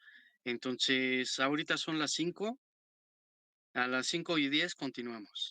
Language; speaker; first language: Spanish; native; Spanish